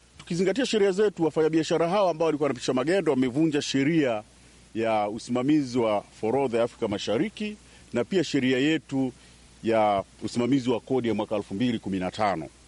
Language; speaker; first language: Swahili; native; Swahili